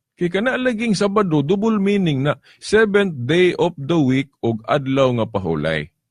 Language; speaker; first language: Cebuano; native; Cebuano